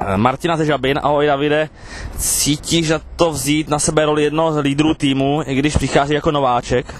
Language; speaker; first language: Czech; native; Czech